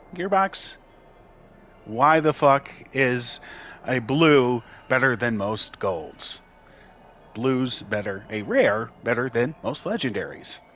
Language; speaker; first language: English; native; English